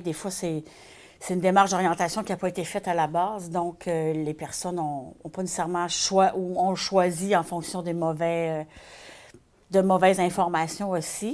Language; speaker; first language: French; native; French